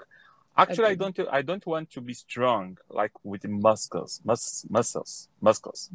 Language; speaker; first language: English; non-native, learner; Portuguese